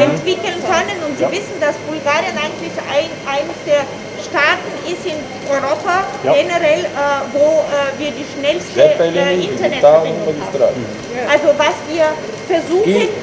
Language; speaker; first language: German; non-native, fluent; Bulgarian